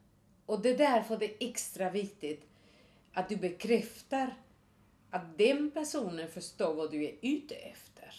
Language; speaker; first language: Swedish; non-native, fluent; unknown